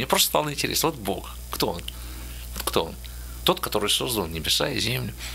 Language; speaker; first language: Russian; native; Russian